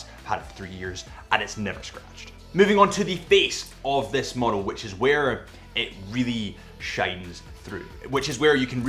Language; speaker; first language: English; native; English